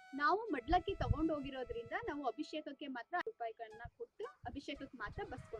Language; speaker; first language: Kannada; native; Kannada